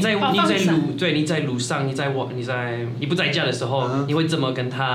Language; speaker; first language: Chinese; non-native, fluent; French